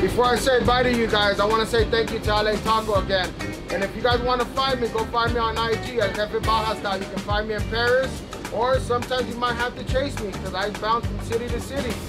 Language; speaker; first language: English; early bilingual, other home language; Spanish